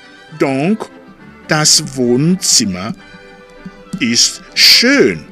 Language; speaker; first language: German; non-native, fluent; Rundi